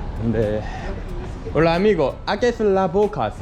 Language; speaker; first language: Spanish; non-native, learner; Korean